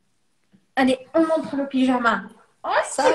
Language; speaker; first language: French; non-native, fluent; Portuguese